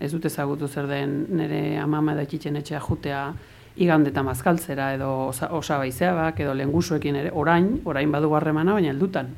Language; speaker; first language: Basque; early bilingual, heritage; Spanish